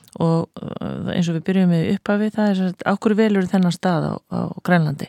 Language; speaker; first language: Icelandic; native; Icelandic